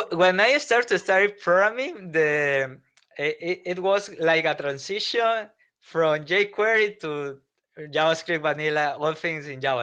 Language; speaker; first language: English; non-native, learner; Spanish